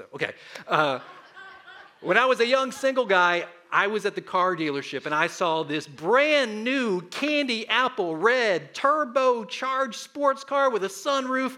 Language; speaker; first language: English; native; English